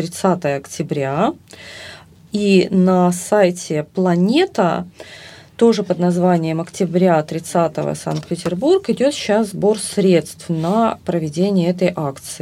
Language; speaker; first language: Russian; native; Russian